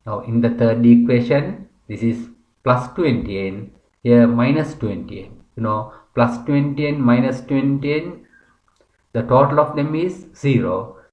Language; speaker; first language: English; non-native, local second language; Sinhala